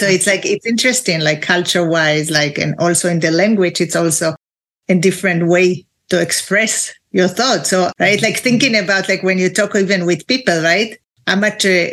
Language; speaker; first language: English; non-native, fluent; Hebrew